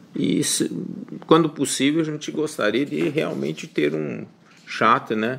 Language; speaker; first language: Portuguese; early bilingual, other home language; Chinese